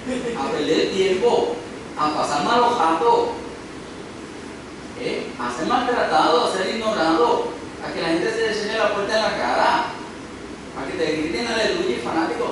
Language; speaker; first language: Spanish; native; Spanish